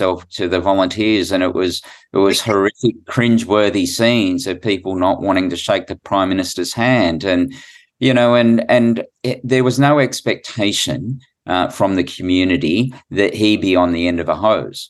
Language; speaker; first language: English; native; English